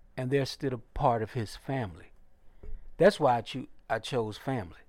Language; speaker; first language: English; native; English